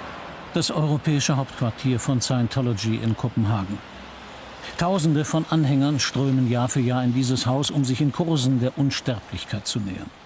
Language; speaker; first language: German; native; German